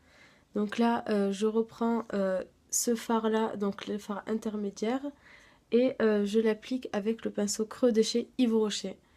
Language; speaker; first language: French; native; French